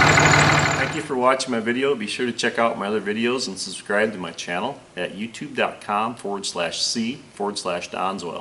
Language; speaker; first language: English; native; English